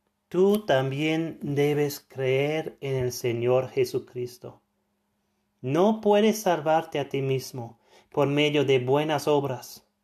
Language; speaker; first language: Spanish; non-native, fluent; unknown